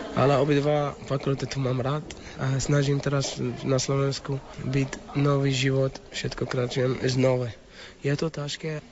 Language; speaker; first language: Slovak; non-native, learner; Arabic